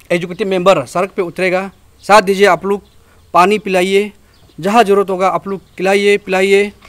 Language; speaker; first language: Hindi; non-native, local second language; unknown